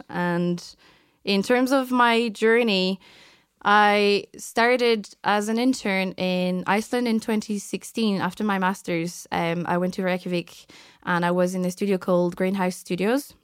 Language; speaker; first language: English; non-native, fluent; French